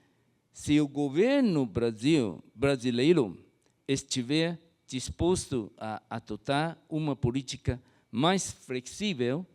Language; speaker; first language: Portuguese; non-native, fluent; Chinese